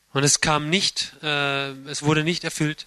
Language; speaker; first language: German; native; German